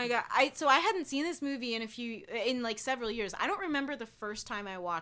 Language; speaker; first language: English; native; English